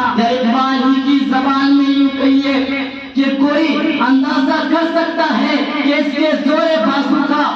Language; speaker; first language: Urdu; non-native, local second language; Bangla